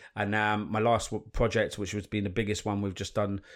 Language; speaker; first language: English; native; English